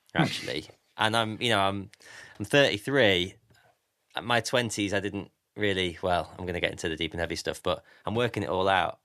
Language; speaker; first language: English; native; English